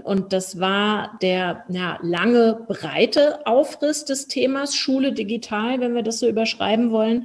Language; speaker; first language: German; native; German